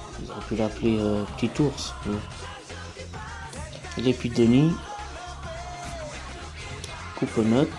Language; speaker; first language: French; native; French